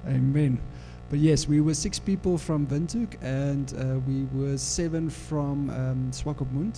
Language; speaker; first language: English; non-native, local second language; Afrikaans